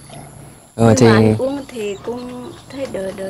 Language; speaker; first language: Vietnamese; non-native, local second language; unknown